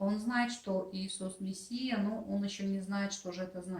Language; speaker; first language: Russian; native; Russian